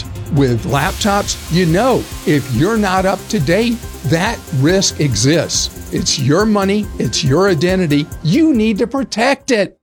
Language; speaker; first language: English; native; English